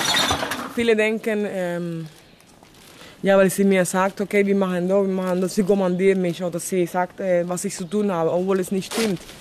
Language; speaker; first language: German; non-native, fluent; Spanish